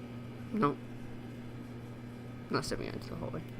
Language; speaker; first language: English; native; English